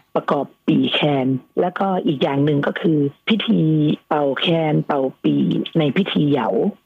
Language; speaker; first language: Thai; non-native, local second language; Northeastern Thai